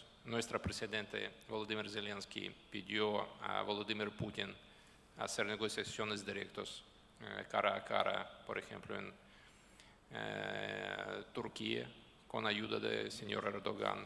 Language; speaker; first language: Spanish; non-native, learner; Ukrainian